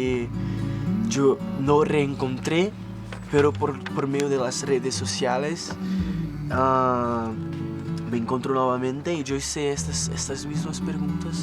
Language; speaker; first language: Spanish; non-native, fluent; Portuguese